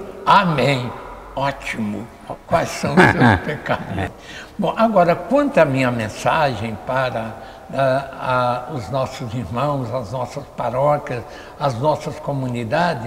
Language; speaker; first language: Portuguese; native; Portuguese